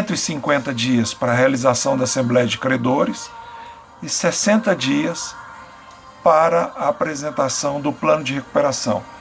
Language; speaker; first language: Portuguese; native; Portuguese